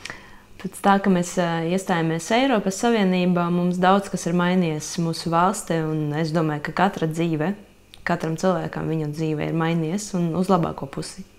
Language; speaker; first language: Latvian; non-native, local second language; Russian